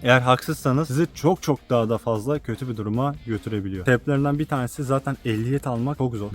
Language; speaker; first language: Turkish; native; Turkish